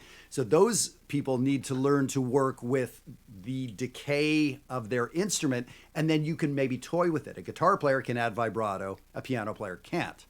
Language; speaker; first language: English; native; English